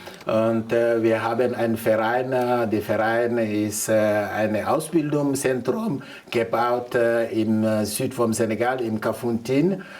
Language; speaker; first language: German; non-native, learner; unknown